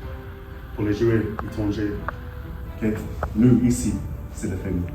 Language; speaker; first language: French; non-native, learner; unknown